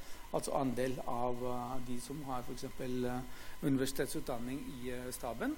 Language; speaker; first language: Norwegian; non-native, fluent; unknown